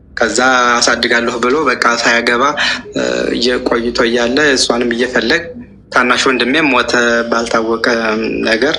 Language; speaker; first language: Amharic; native; Amharic